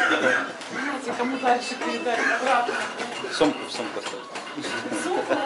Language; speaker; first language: Russian; non-native, learner; Arabic